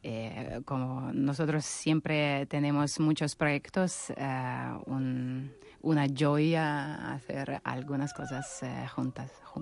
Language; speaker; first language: Spanish; non-native, learner; Russian